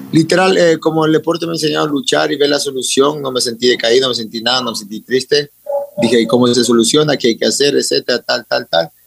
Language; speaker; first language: Spanish; native; Spanish